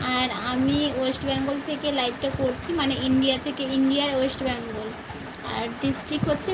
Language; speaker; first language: Bangla; non-native, local second language; Santali